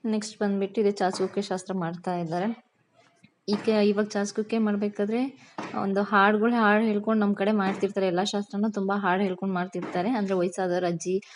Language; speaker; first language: Kannada; non-native, local second language; Lambadi